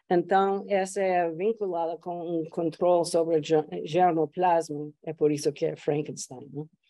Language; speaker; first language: Portuguese; non-native, fluent; English